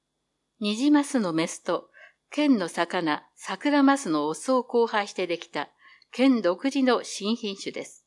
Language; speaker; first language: Japanese; native; Japanese